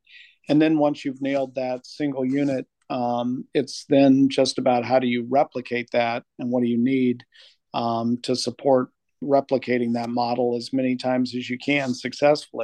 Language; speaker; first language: English; native; English